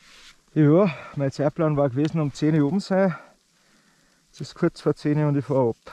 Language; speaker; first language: German; native; German